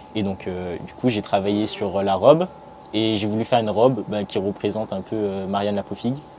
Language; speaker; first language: French; native; French